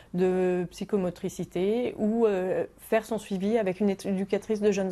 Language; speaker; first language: French; native; French